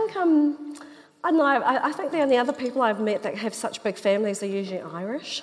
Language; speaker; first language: English; native; English